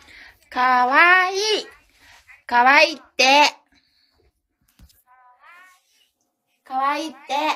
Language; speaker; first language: Japanese; non-native, learner; Chinese